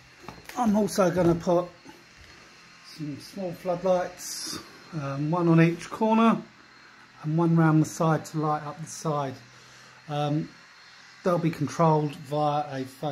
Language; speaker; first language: English; native; English